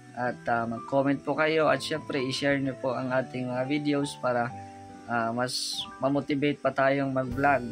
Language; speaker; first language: Filipino; non-native, local second language; Cebuano